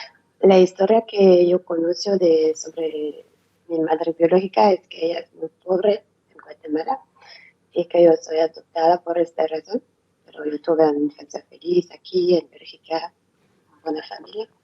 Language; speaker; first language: Spanish; non-native, learner; French